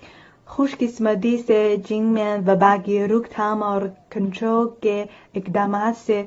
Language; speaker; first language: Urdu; non-native, learner; Chinese